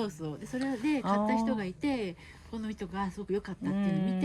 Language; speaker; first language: Japanese; native; Japanese